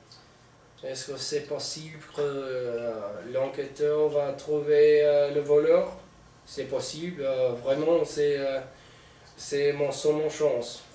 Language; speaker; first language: French; non-native, learner; English